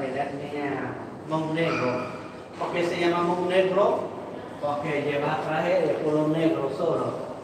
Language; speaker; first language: Spanish; non-native, fluent; Vietnamese